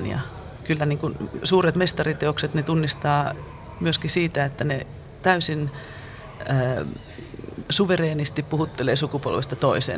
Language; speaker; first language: Finnish; native; Finnish